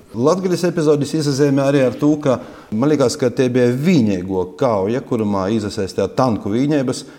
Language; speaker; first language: Latvian; native; Latvian